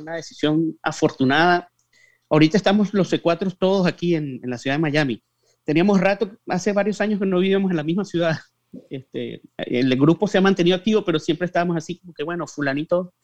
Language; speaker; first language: Spanish; native; Spanish